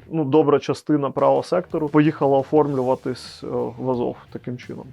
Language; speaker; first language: Ukrainian; non-native, local second language; Russian